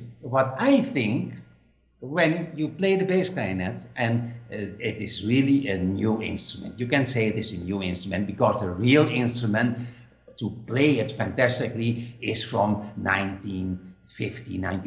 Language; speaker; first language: English; non-native, fluent; Dutch